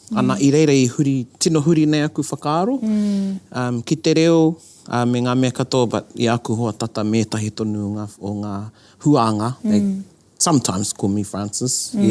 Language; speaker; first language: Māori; non-native, local second language; English